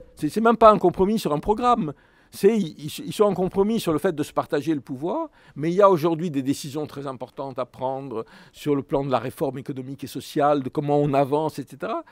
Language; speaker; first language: French; native; French